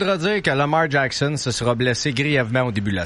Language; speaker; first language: French; native; French